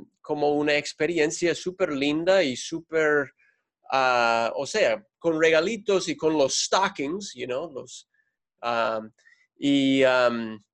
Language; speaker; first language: Spanish; non-native, fluent; English